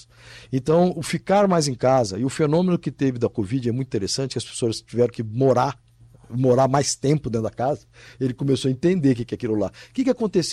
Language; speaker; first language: Portuguese; native; Portuguese